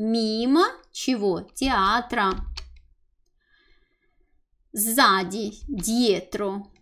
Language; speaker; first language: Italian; non-native, fluent; Russian